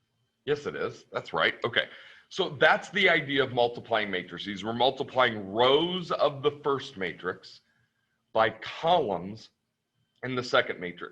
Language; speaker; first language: English; native; English